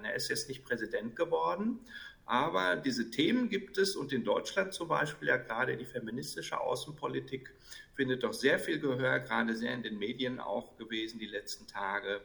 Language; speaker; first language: German; native; German